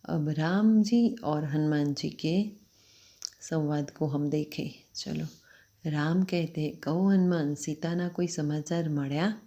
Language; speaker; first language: Hindi; non-native, local second language; Gujarati